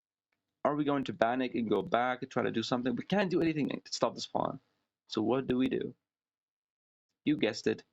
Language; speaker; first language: English; non-native, fluent; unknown